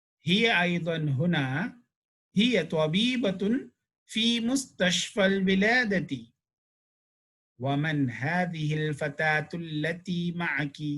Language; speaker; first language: Arabic; non-native, fluent; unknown